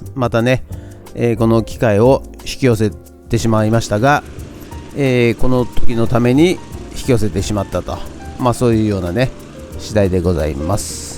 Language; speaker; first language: Japanese; native; Japanese